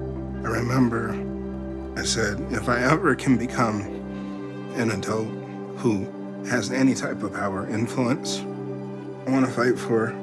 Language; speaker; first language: English; early bilingual, other home language; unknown